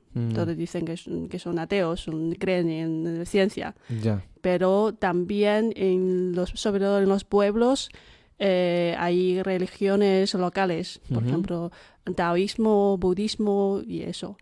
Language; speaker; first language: Spanish; non-native, fluent; Chinese